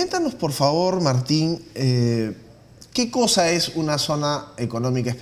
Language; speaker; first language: Spanish; native; Spanish